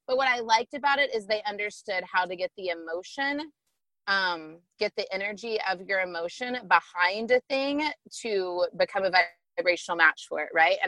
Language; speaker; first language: English; native; English